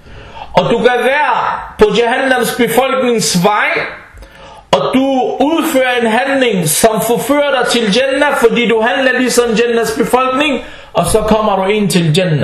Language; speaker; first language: Danish; non-native, fluent; Arabic